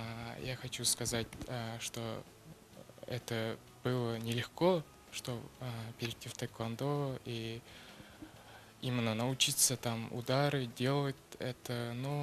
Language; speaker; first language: Russian; non-native, local second language; Kazakh